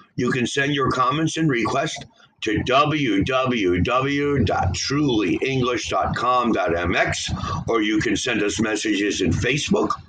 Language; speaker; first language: English; native; English